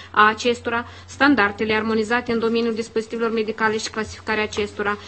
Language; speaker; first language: Romanian; native; Romanian